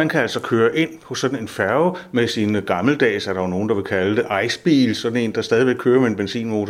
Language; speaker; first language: Danish; native; Danish